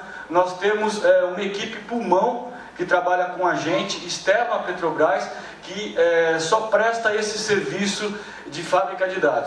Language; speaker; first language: Portuguese; native; Portuguese